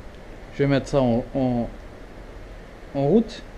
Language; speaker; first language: French; non-native, fluent; Portuguese